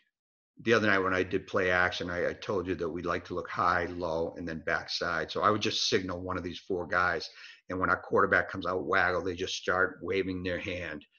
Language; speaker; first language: English; native; English